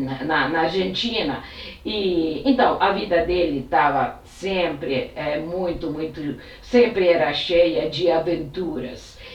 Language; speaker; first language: Portuguese; non-native, fluent; Italian